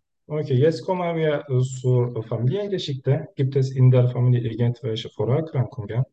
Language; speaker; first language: German; non-native, learner; Turkish